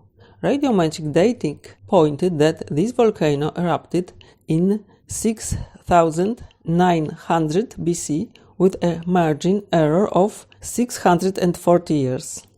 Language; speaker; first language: English; non-native, fluent; Polish